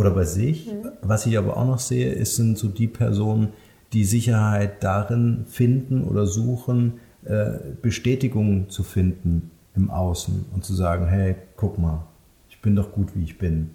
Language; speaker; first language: German; native; German